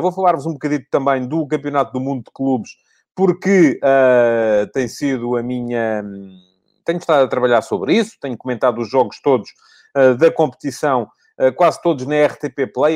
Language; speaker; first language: Portuguese; native; Portuguese